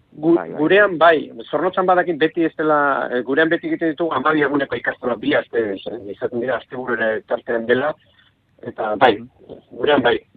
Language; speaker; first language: Basque; native; Basque